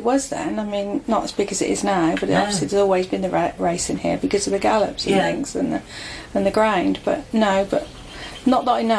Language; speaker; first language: English; native; English